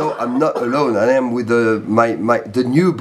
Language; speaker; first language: English; non-native, fluent; French